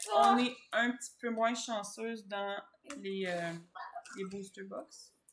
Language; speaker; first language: French; native; French